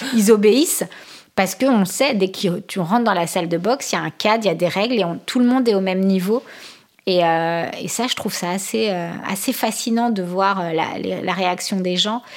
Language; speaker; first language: French; native; French